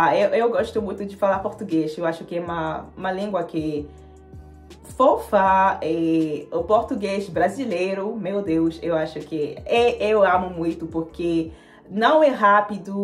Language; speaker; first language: Portuguese; non-native, learner; French